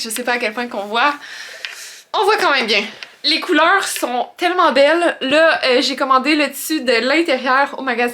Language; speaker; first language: French; native; French